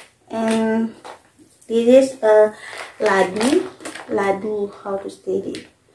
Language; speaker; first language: English; non-native, learner; Indonesian